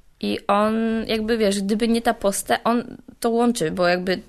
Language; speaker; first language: Polish; native; Polish